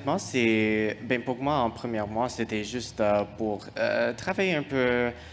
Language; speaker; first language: French; non-native, fluent; English